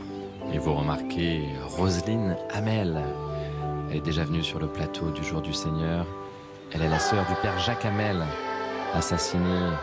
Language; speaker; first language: French; native; French